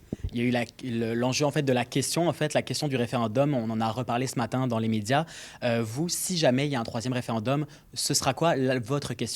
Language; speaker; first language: French; native; French